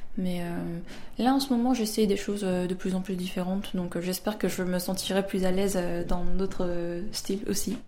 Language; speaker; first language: French; early bilingual, other home language; Korean